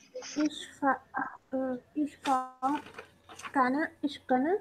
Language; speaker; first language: German; non-native, learner; Telugu